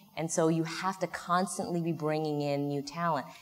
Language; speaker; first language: English; native; English